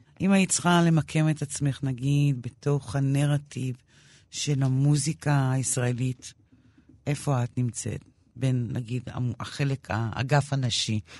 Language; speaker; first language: Hebrew; native; Hebrew